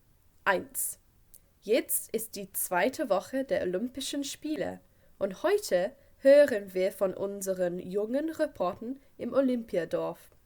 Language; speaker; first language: German; non-native, fluent; English